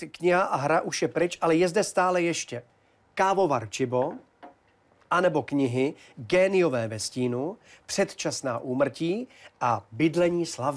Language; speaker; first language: Czech; native; Czech